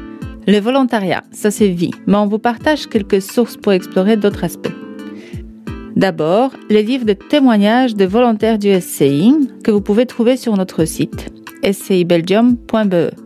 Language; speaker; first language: French; native; French